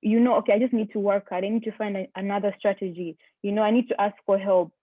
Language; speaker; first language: English; non-native, local second language; Swahili